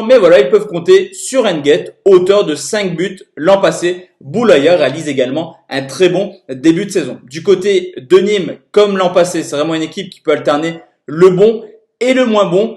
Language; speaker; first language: French; native; French